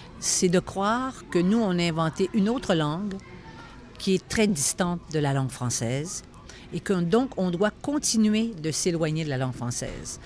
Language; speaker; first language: French; native; French